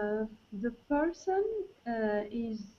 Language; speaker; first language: English; non-native, learner; Arabic